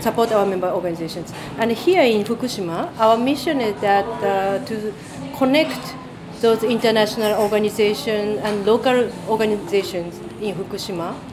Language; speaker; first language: English; non-native, fluent; Japanese